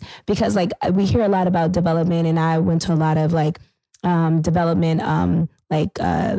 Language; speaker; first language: English; native; English